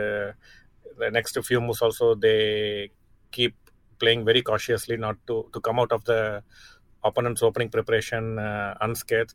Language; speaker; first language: English; non-native, local second language; Tamil